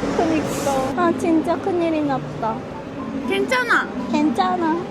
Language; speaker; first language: Korean; non-native, fluent; Japanese